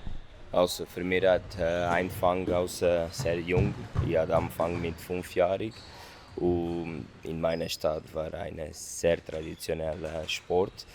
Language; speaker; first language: German; non-native, learner; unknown